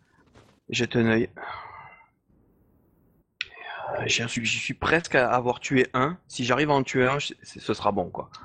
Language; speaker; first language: French; native; French